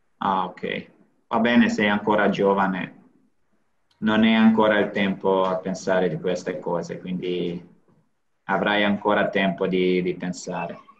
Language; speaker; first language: Italian; non-native, fluent; Serbian